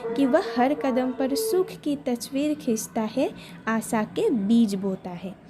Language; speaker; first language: Hindi; non-native, local second language; Assamese